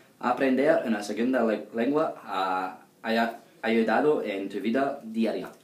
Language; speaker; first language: Spanish; non-native, learner; English